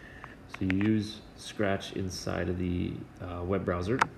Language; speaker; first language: English; native; English